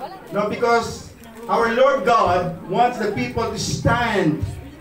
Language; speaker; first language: English; non-native, local second language; Filipino